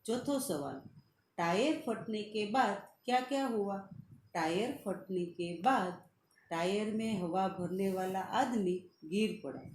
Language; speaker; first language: Hindi; non-native, local second language; Gujarati